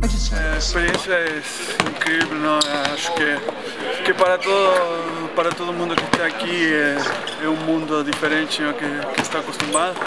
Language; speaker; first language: Portuguese; non-native, fluent; Spanish